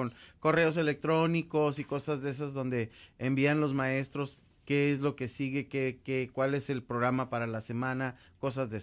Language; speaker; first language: Spanish; native; Spanish